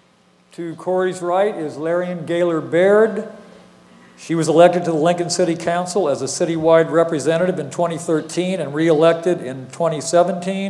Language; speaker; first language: English; native; English